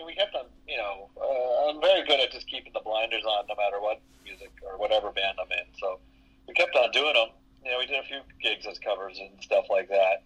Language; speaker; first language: English; native; English